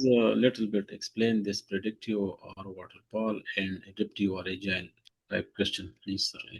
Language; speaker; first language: English; non-native, local second language; Urdu